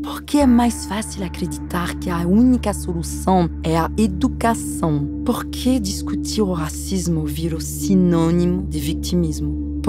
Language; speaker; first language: Portuguese; non-native, fluent; French